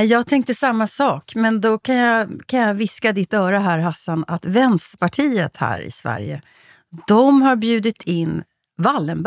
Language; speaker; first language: Swedish; native; Swedish